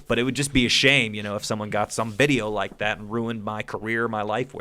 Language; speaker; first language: English; native; English